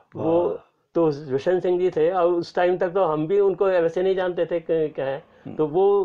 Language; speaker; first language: Hindi; native; Hindi